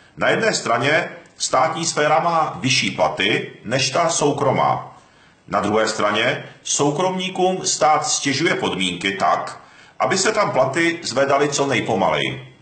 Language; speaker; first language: Czech; early bilingual, other home language; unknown